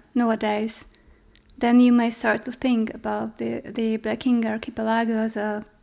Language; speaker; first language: English; non-native, fluent; Polish